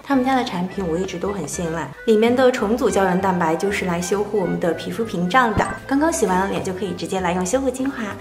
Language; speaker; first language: Chinese; native; Chinese